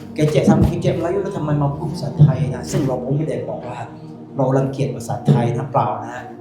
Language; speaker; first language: Thai; non-native, local second language; Pattani Malay